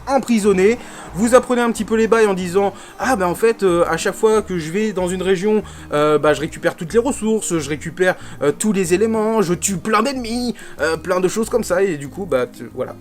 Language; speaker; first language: French; native; French